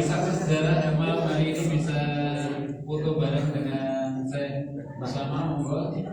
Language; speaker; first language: Indonesian; native; Indonesian